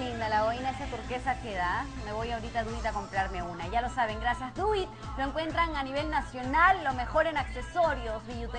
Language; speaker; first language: Spanish; native; Spanish